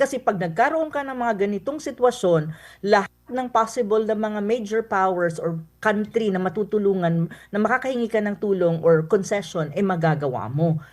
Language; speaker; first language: Filipino; non-native, local second language; Cebuano